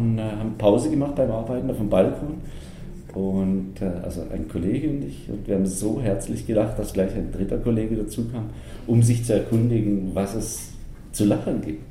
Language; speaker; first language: German; native; German